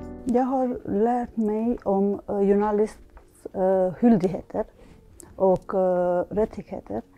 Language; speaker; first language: Swedish; non-native, learner; Albanian